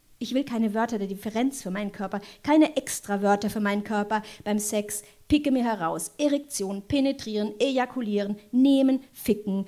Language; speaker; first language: German; non-native, local second language; French